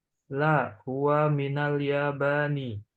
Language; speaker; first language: Arabic; non-native, learner; Indonesian